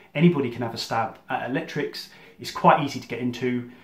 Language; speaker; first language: English; native; English